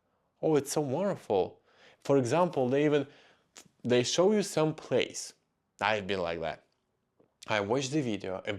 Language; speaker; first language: English; non-native, fluent; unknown